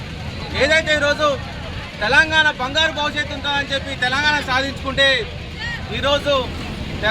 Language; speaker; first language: Telugu; native; Telugu